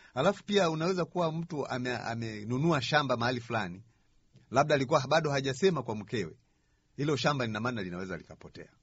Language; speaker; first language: Swahili; native; Swahili